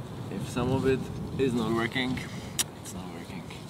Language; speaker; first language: English; non-native, fluent; Czech